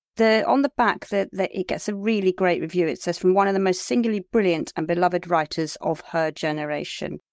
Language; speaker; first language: English; native; English